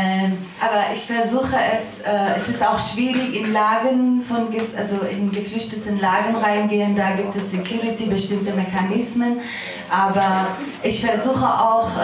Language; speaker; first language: German; non-native, fluent; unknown